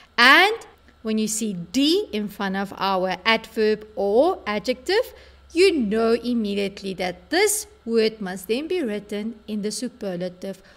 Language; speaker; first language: English; native; English